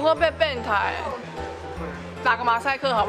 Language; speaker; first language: Chinese; native; Chinese